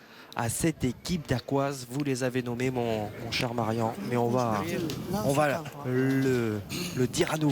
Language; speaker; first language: French; native; French